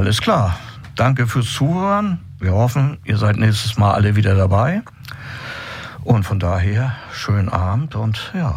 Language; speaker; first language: German; native; German